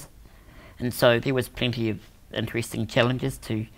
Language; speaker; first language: English; native; English